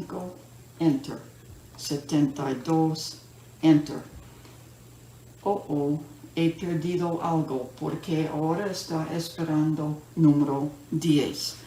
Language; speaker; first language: Spanish; non-native, fluent; English